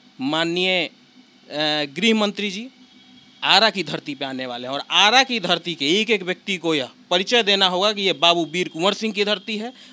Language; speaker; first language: Hindi; native; Hindi